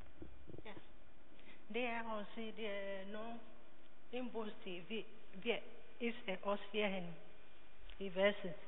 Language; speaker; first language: Danish; non-native, learner; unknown